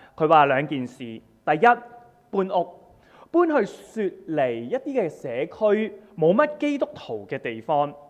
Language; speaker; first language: Cantonese; native; Cantonese